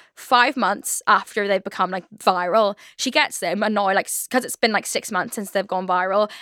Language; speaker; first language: English; native; English